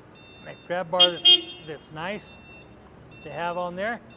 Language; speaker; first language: English; native; English